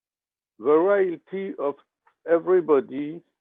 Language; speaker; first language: English; non-native, learner; French